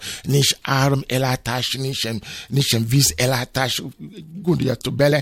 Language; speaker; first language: Hungarian; non-native, fluent; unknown